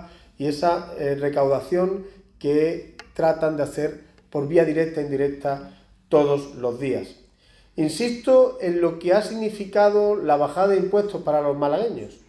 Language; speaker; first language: Spanish; native; Spanish